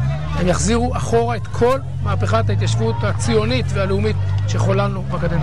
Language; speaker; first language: Hebrew; native; Hebrew